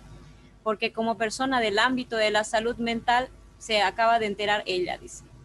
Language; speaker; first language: Spanish; native; Spanish